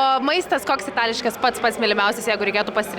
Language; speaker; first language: Lithuanian; native; Lithuanian